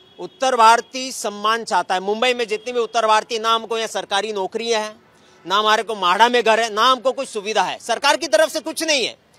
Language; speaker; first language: Hindi; native; Hindi